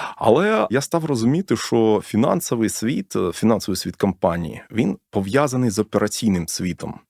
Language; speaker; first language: Ukrainian; non-native, local second language; Russian